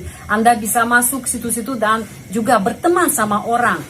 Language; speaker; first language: Indonesian; non-native, fluent; Russian